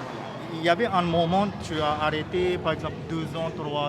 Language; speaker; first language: French; non-native, learner; Japanese